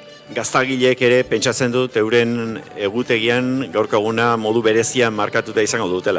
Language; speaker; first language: Basque; native; Basque